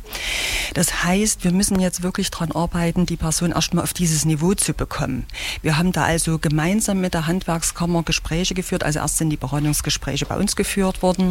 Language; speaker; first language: German; native; German